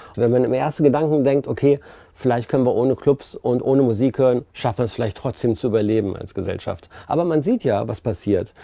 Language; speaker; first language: German; native; German